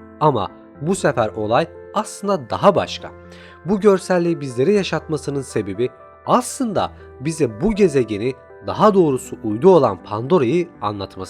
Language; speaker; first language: Turkish; native; Turkish